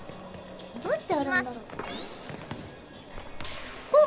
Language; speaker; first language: Japanese; native; Japanese